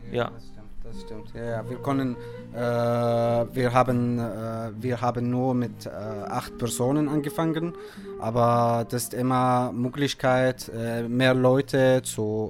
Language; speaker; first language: German; non-native, fluent; Arabic